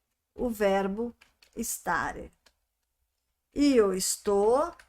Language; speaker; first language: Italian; non-native, fluent; Portuguese